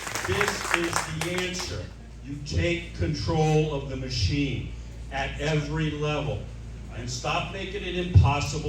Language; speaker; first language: English; native; English